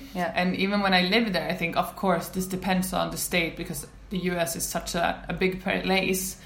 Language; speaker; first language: English; non-native, fluent; Swedish